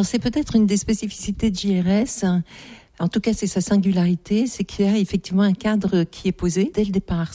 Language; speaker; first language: French; native; French